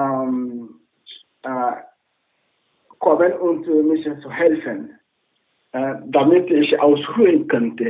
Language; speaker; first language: German; non-native, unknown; Wolof